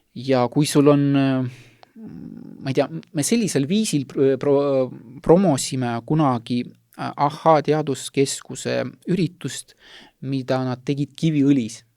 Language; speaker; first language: Estonian; non-native, local second language; Russian